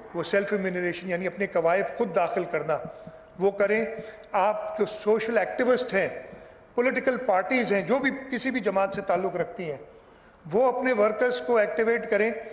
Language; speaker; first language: Urdu; non-native, local second language; Sindhi